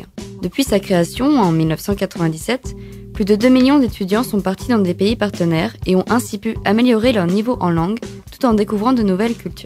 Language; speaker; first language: French; native; French